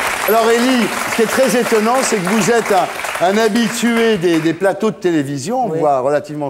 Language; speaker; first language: French; native; French